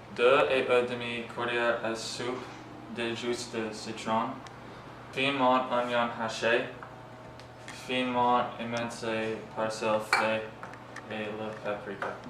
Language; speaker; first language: French; non-native, learner; English